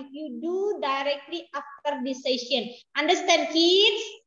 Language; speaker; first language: English; non-native, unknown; Indonesian